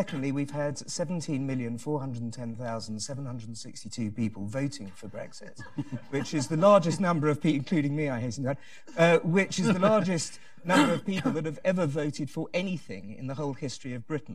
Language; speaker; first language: English; native; English